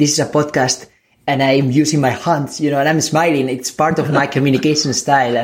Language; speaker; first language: English; non-native, fluent; Spanish